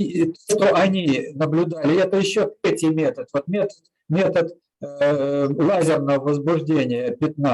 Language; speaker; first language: Russian; native; Russian